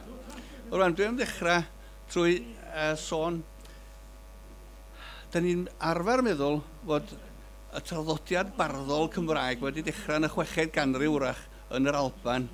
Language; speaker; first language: Welsh; native; Welsh